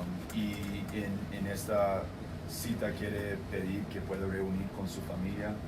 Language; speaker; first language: Spanish; non-native, fluent; English